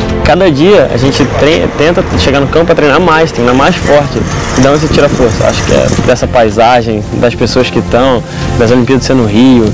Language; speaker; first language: Portuguese; native; Portuguese